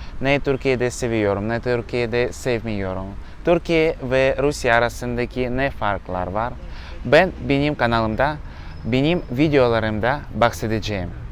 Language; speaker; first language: Turkish; non-native, learner; Russian